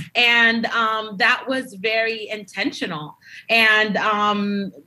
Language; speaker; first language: English; early bilingual, other home language; Spanish